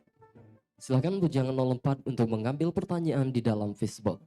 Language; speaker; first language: Indonesian; native; Indonesian